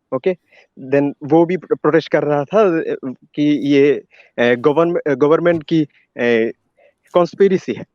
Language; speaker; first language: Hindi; non-native, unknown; Bangla